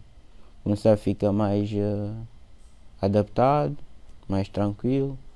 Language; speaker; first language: Portuguese; non-native, learner; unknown